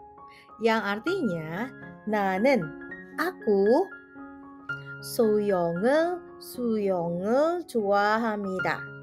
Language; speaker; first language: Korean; non-native, fluent; Indonesian